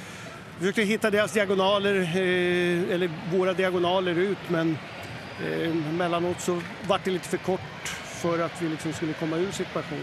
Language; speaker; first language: Swedish; native; Swedish